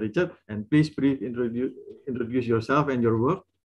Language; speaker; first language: English; non-native, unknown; Indonesian